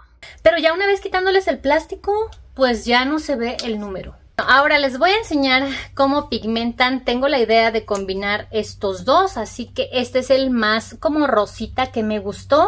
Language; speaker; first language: Spanish; native; Spanish